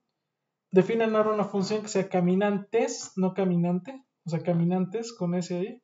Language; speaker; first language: Spanish; native; Spanish